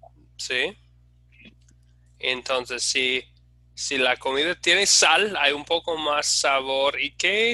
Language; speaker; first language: Spanish; non-native, fluent; English